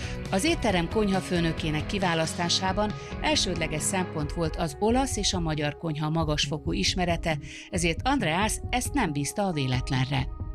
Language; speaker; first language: Hungarian; native; Hungarian